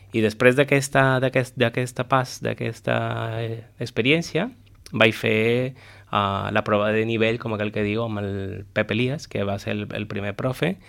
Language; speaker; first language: Catalan; non-native, fluent; Spanish